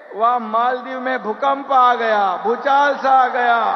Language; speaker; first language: Hindi; non-native, local second language; Marathi